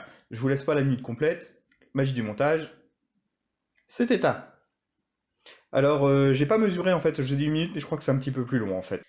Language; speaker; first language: French; native; French